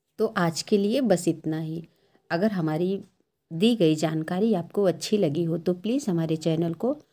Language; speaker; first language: Hindi; native; Hindi